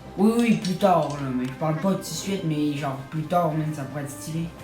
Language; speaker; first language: French; native; French